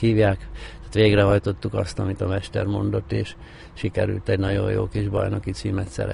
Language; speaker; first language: Hungarian; native; Hungarian